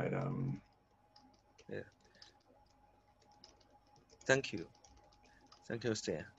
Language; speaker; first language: English; non-native, learner; Chinese